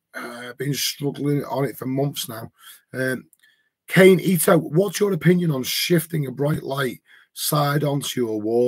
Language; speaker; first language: English; native; English